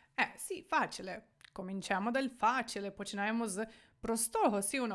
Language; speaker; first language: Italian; non-native, fluent; Ukrainian